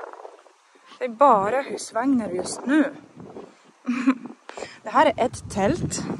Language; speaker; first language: Swedish; non-native, fluent; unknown